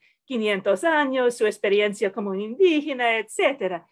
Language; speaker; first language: Spanish; non-native, fluent; English